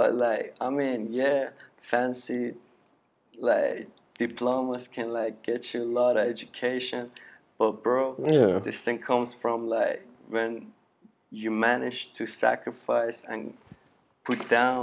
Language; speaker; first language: English; early bilingual, other home language; Persian